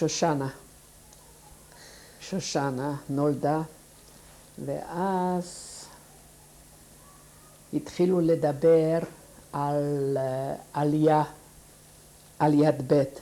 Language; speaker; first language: Hebrew; non-native, fluent; Yiddish